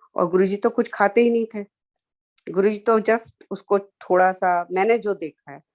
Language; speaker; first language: Hindi; native; Hindi